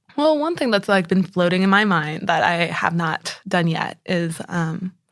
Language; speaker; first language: English; native; English